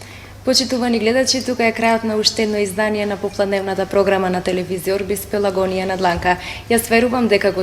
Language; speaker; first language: Macedonian; native; Macedonian